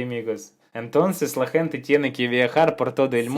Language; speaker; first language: Spanish; non-native, fluent; Russian